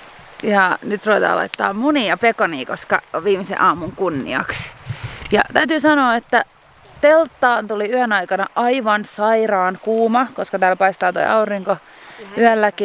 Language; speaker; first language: Finnish; native; Finnish